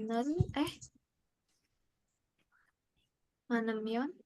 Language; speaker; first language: Korean; non-native, learner; Indonesian